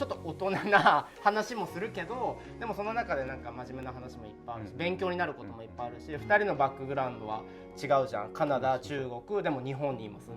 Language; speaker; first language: Japanese; native; Japanese